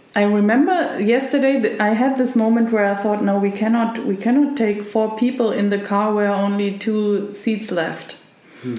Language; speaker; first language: English; non-native, fluent; German